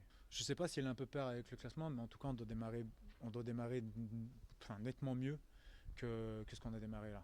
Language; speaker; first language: French; native; French